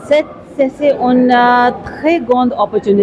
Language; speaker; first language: French; non-native, fluent; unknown